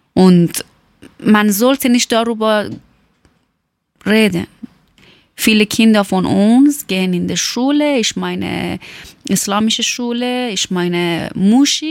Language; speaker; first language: German; non-native, learner; Persian